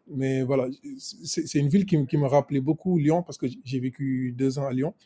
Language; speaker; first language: French; non-native, local second language; Wolof